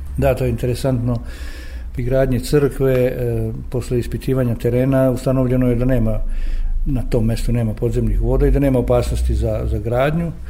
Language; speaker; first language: Serbian; native; Serbian